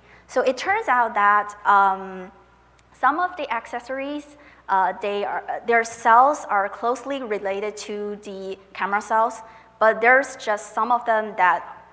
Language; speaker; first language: English; non-native, fluent; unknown